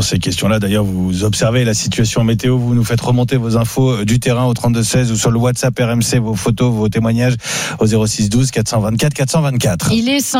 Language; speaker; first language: French; native; French